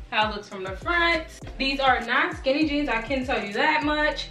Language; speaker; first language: English; native; English